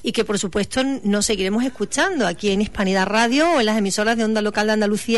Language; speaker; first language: Spanish; native; Spanish